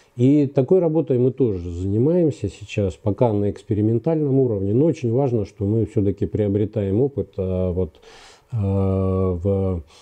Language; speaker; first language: Russian; native; Russian